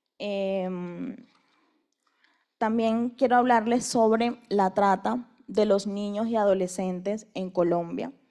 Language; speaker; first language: Spanish; native; Spanish